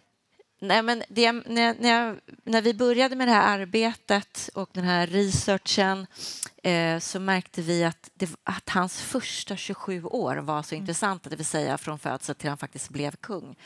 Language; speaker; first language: Swedish; native; Swedish